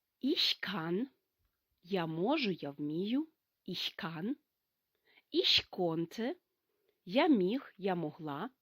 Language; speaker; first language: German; non-native, fluent; Ukrainian